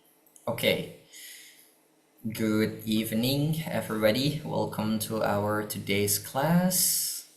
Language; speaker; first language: English; non-native, fluent; Indonesian